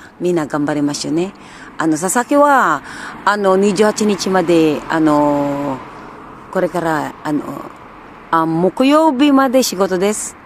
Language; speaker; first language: Japanese; non-native, learner; Filipino